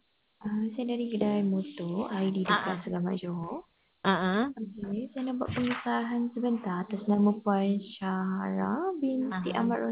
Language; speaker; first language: Malay; native; Malay